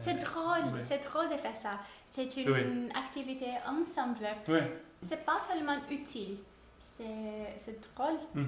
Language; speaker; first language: French; non-native, learner; Portuguese